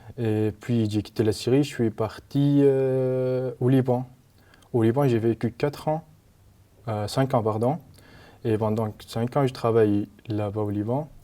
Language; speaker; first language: French; non-native, learner; Arabic